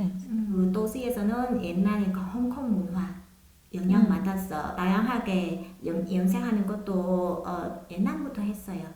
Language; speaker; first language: Korean; non-native, fluent; Vietnamese